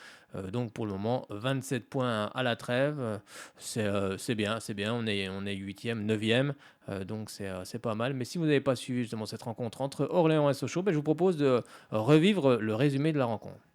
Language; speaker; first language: French; native; French